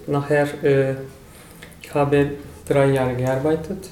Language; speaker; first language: German; non-native, learner; Turkish